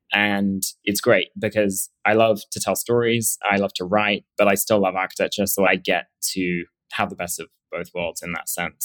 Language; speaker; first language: English; native; English